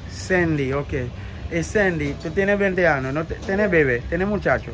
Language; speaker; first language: Spanish; non-native, learner; English